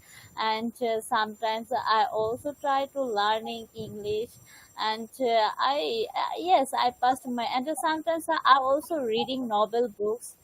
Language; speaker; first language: English; non-native, learner; Bangla